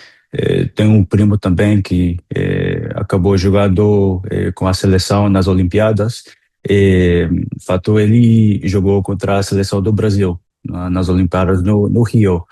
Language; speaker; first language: Portuguese; non-native, fluent; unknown